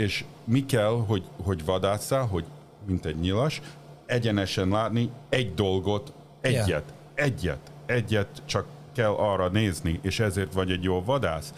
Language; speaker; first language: Hungarian; early bilingual, heritage; Hungarian